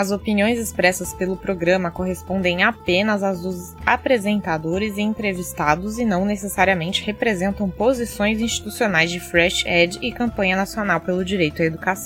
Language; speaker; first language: Portuguese; native; Portuguese